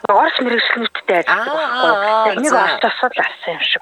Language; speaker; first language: Mongolian; native; Mongolian